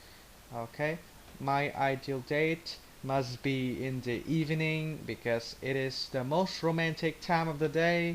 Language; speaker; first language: English; non-native, learner; Vietnamese